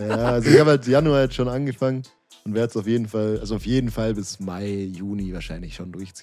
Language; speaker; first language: German; native; German